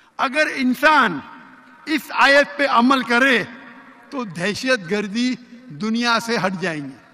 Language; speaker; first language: Urdu; non-native, local second language; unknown